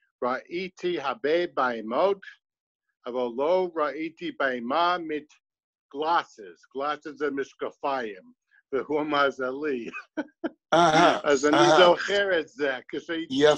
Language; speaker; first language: Hebrew; non-native, fluent; English